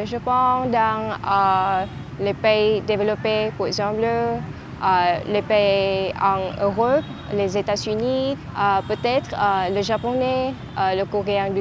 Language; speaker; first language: French; non-native, learner; Vietnamese